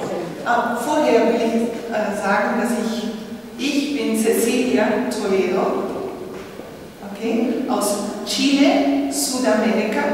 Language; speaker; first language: German; non-native, fluent; Spanish